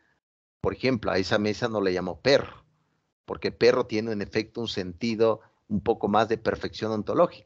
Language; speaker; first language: Spanish; native; Spanish